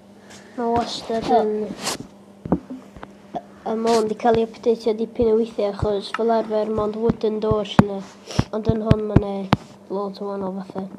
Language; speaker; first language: Welsh; native; Welsh